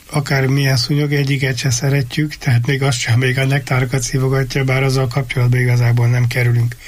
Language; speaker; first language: Hungarian; native; Hungarian